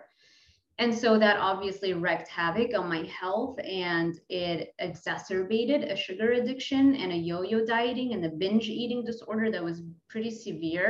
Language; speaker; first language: English; non-native, fluent; Arabic